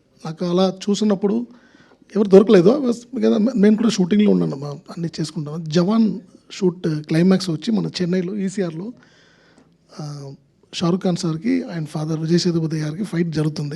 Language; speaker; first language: Telugu; non-native, learner; Tamil